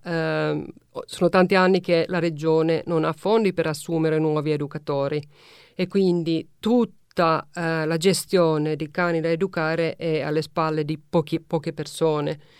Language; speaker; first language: Italian; non-native, fluent; Finnish